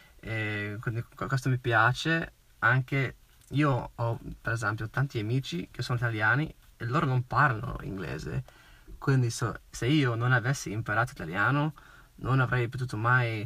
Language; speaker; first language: Italian; non-native, fluent; English